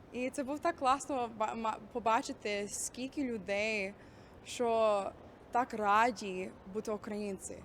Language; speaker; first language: Ukrainian; early bilingual, heritage; Ukrainian